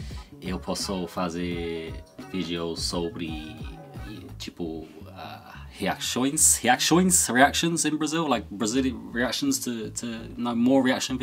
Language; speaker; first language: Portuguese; non-native, learner; English